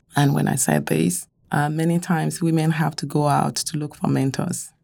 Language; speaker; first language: English; non-native, local second language; Yoruba